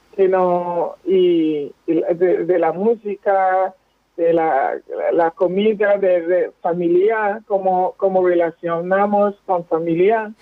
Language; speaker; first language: Spanish; non-native, fluent; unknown